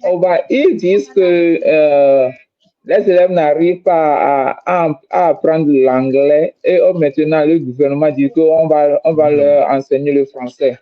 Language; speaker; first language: French; non-native, fluent; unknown